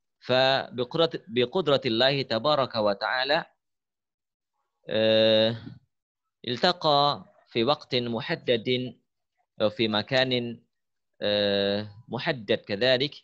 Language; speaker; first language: Arabic; non-native, fluent; Indonesian